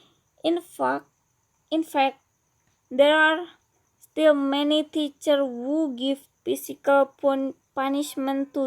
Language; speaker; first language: English; non-native, learner; Indonesian